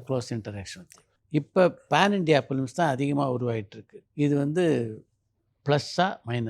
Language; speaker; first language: Tamil; native; Tamil